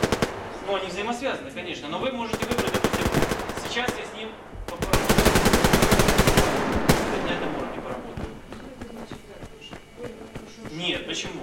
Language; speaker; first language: Russian; native; Russian